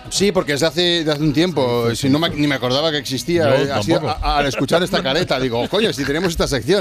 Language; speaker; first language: Spanish; native; Spanish